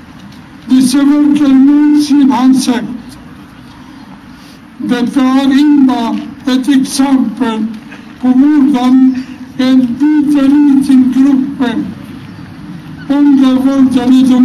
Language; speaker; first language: Norwegian; non-native, fluent; Arabic